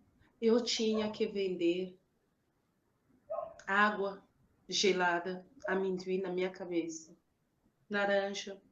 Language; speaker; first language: Portuguese; non-native, fluent; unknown